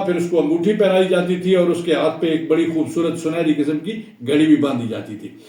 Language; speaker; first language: Urdu; non-native, local second language; Punjabi